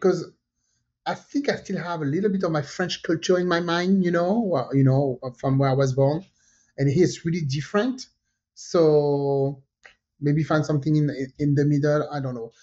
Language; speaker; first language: English; non-native, fluent; French